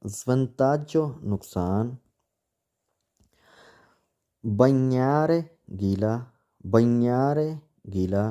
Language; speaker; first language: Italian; non-native, fluent; Urdu